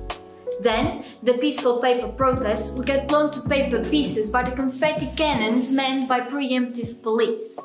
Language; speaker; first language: English; non-native, learner; Portuguese